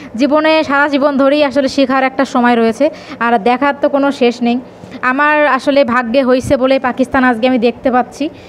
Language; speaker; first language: Bangla; native; Bangla